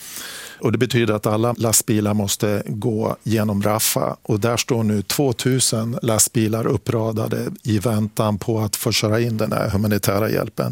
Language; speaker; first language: Swedish; native; Swedish